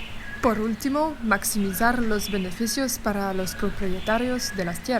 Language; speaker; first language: Spanish; non-native, fluent; French